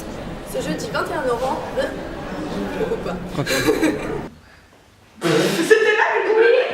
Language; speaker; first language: French; native; French